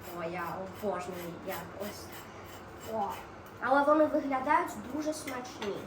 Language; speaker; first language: Ukrainian; early bilingual, heritage; Ukrainian